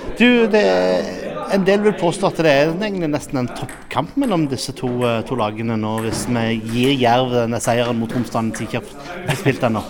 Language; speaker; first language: Norwegian; native; Norwegian